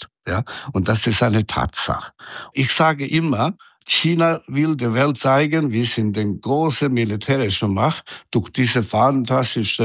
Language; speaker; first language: German; non-native, fluent; Chinese